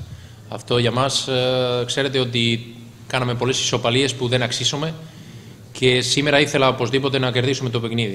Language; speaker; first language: Greek; non-native, learner; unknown